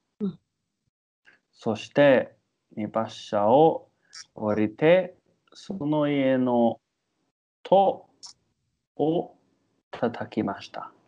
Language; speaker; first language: Japanese; non-native, learner; English